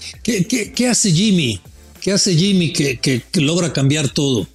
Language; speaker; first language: Spanish; native; Spanish